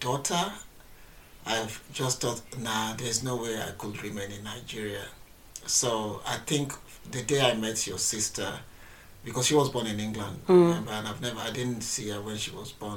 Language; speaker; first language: English; non-native, local second language; Yoruba